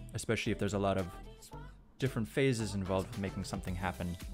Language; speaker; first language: English; native; English